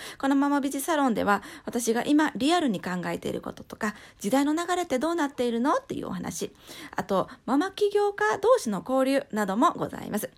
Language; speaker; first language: Japanese; native; Japanese